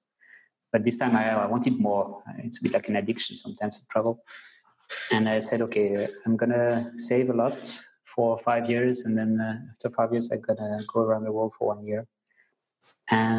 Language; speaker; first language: English; non-native, fluent; French